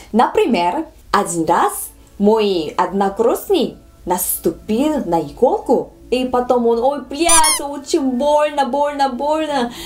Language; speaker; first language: Russian; non-native, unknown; Korean